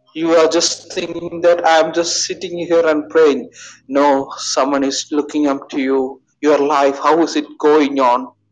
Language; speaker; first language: English; non-native, local second language; Malayalam